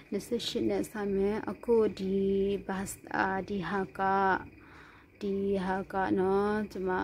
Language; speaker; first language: Burmese; non-native, local second language; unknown